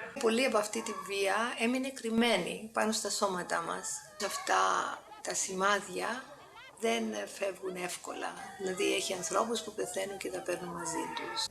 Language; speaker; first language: Greek; native; Greek